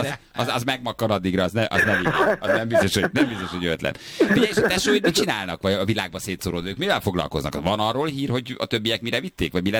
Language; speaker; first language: Hungarian; native; Hungarian